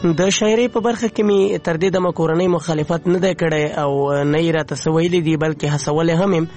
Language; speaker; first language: Pashto; non-native, local second language; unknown